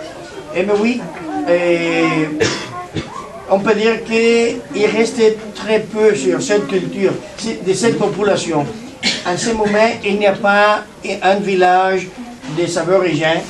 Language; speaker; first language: French; non-native, learner; Spanish